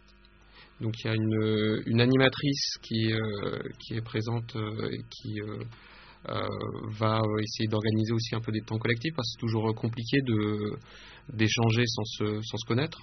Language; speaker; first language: French; native; French